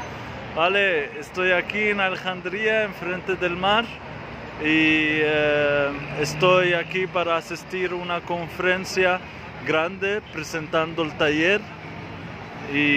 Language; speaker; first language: Spanish; non-native, fluent; Arabic